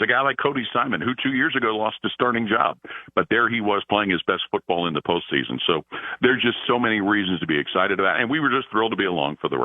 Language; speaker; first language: English; native; English